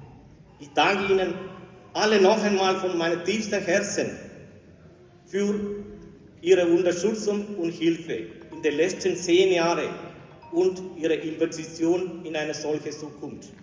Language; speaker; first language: German; non-native, fluent; Malayalam